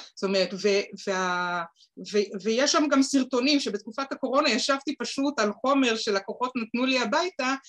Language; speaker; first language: Hebrew; native; Hebrew